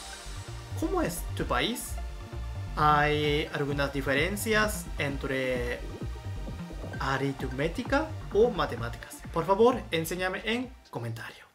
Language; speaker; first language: Spanish; non-native, fluent; Japanese